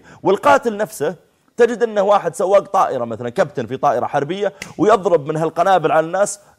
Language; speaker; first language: Arabic; native; Arabic